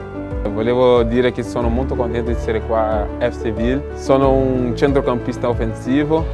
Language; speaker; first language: Italian; non-native, fluent; Portuguese